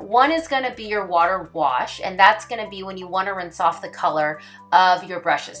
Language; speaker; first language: English; native; English